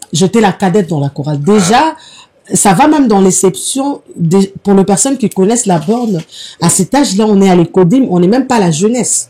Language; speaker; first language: French; non-native, local second language; Lingala